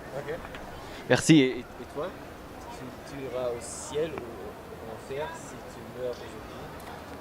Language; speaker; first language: French; non-native, learner; German